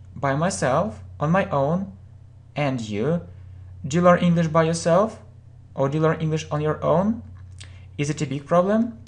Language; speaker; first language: English; non-native, fluent; Russian